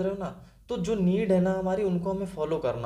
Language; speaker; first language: Hindi; native; Hindi